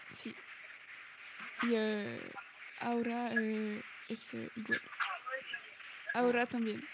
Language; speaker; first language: Spanish; non-native, learner; French